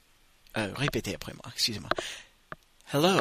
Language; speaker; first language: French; non-native, fluent; English